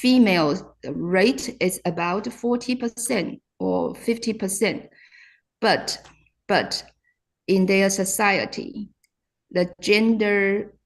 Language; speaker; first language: English; non-native, fluent; Chinese